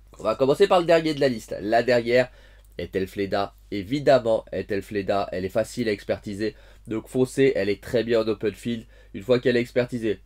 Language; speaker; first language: French; native; French